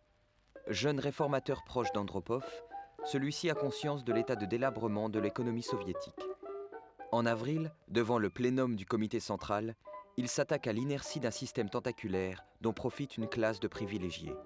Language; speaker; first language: French; native; French